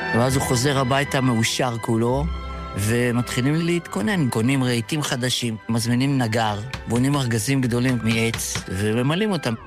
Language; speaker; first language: Hebrew; early bilingual, other home language; Yiddish